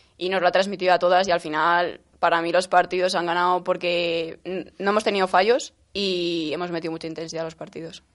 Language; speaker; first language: Spanish; native; Spanish